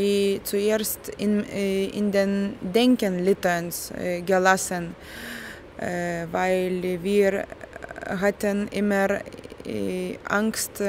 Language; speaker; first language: German; non-native, fluent; Lithuanian